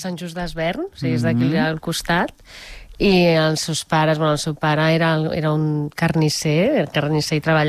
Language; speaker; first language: Catalan; native; Catalan